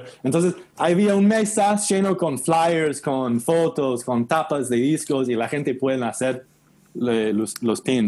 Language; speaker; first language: Spanish; non-native, learner; English